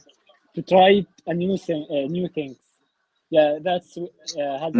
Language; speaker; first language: English; non-native, learner; Arabic